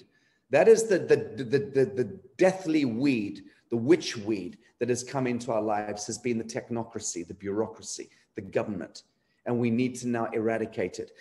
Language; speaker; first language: English; native; English